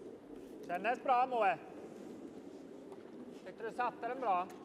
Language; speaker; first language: Swedish; native; Swedish